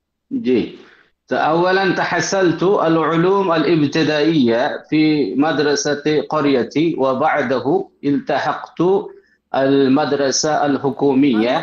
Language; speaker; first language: Arabic; non-native, learner; Bangla